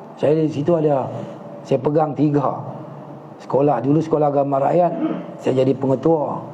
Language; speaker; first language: Malay; native; Malay